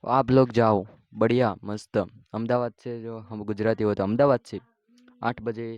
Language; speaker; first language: Hindi; non-native, local second language; Gujarati